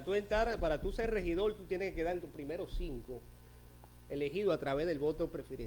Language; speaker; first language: Spanish; native; Spanish